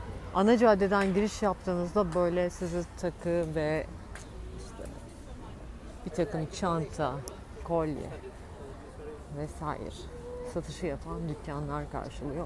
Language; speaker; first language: Turkish; native; Turkish